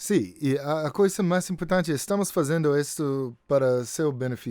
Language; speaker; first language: Portuguese; non-native, fluent; English